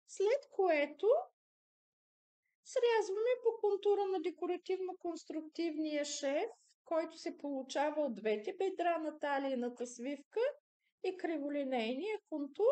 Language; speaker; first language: Bulgarian; native; Bulgarian